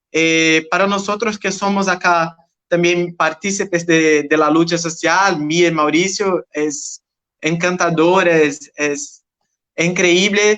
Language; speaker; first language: Spanish; non-native, learner; Portuguese